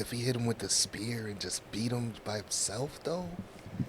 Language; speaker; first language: English; native; English